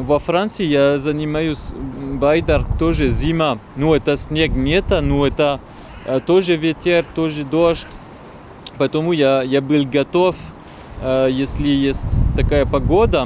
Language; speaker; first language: Russian; non-native, learner; French